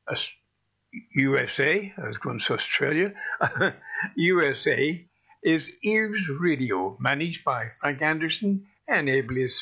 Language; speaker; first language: English; native; English